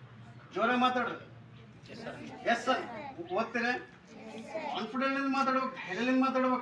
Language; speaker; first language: Kannada; native; Kannada